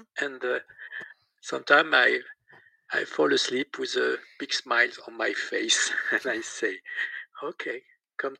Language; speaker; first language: English; non-native, learner; French